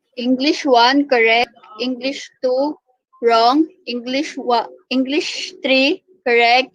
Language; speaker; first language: English; non-native, local second language; Filipino